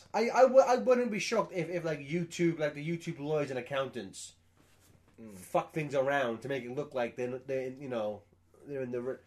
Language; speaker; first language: English; native; English